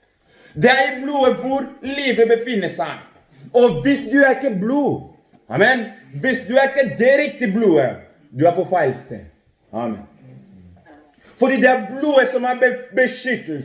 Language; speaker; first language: Norwegian; non-native, fluent; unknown